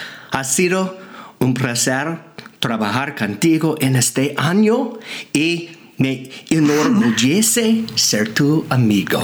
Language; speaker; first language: Spanish; non-native, learner; English